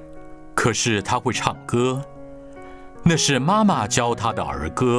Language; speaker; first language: Chinese; native; Chinese